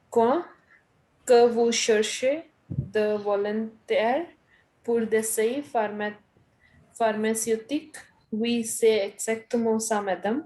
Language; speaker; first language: French; non-native, learner; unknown